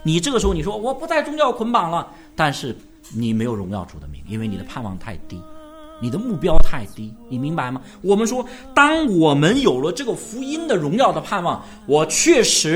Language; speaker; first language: Chinese; native; Chinese